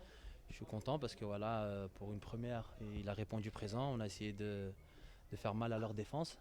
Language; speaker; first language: French; native; French